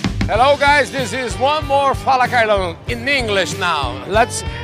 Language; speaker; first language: English; non-native, learner; Portuguese